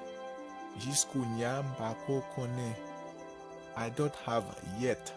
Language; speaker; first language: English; non-native, fluent; Haitian Creole